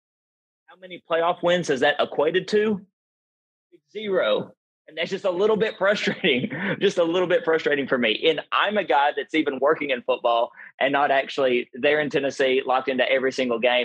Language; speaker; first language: English; native; English